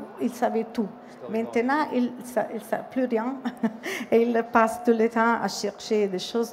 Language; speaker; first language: French; non-native, fluent; Italian